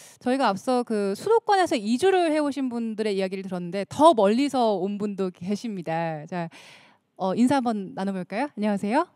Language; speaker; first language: Korean; native; Korean